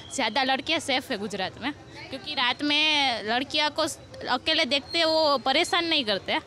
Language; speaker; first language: Hindi; non-native, local second language; Gujarati